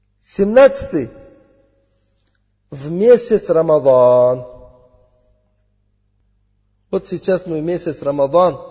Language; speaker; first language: Russian; non-native, learner; Uzbek